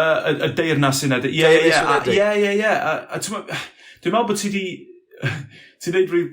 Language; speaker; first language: Welsh; non-native, local second language; English